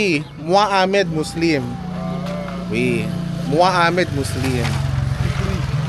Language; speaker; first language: French; non-native, learner; Filipino